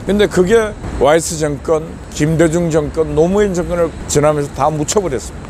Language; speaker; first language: Korean; native; Korean